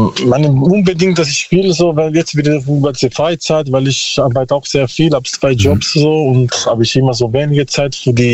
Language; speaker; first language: German; non-native, learner; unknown